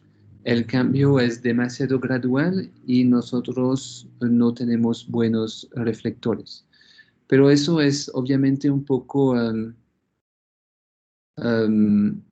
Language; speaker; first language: Spanish; non-native, fluent; French